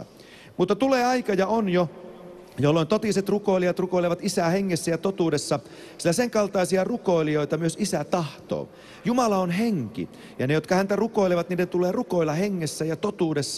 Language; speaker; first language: Finnish; native; Finnish